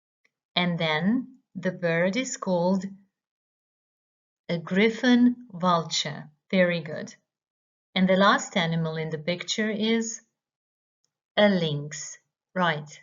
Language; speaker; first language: English; non-native, fluent; Croatian